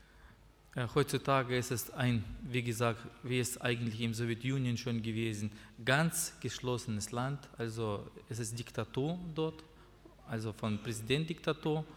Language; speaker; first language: German; non-native, learner; Russian